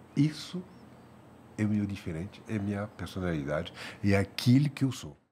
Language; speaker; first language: Portuguese; non-native, fluent; French